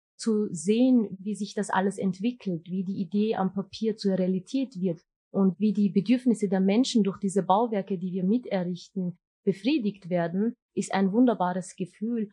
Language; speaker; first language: German; early bilingual, other home language; Turkish